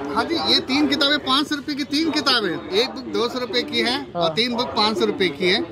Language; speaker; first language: Hindi; native; Hindi